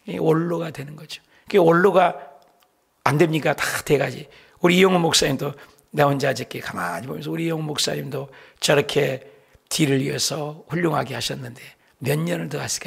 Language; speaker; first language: Korean; native; Korean